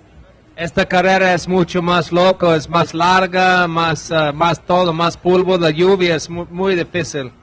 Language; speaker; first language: Spanish; non-native, learner; English